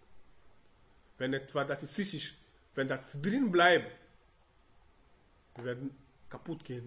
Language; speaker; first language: German; non-native, learner; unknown